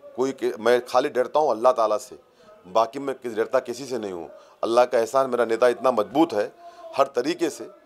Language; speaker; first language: Hindi; native; Hindi